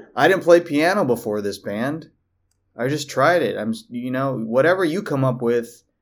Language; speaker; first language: English; early bilingual, other home language; Filipino